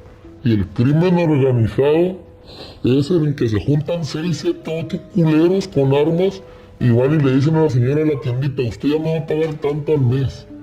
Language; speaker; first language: Spanish; native; Spanish